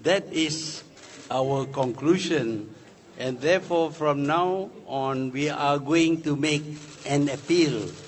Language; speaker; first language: English; non-native, local second language; Malay